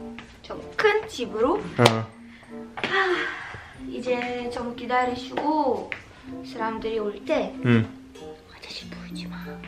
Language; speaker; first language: Korean; non-native, fluent; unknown